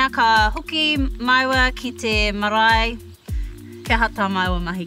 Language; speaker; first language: Māori; non-native, local second language; English